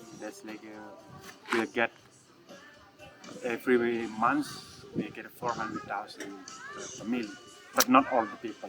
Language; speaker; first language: English; non-native, learner; Indonesian